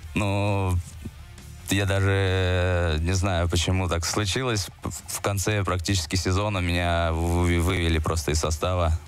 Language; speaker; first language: Russian; native; Russian